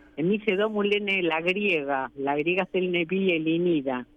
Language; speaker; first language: Greek; early bilingual, heritage; Greek